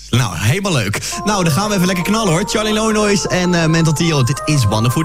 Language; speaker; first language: Dutch; native; Dutch